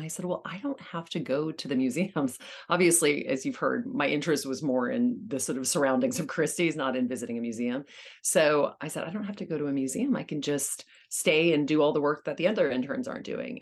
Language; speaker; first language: English; native; English